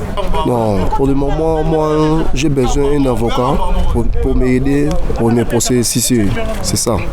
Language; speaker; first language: French; non-native, learner; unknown